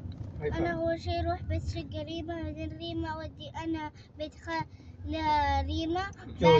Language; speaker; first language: Arabic; non-native, learner; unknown